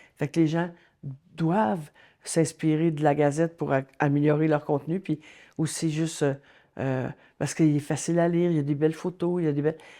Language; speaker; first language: French; native; French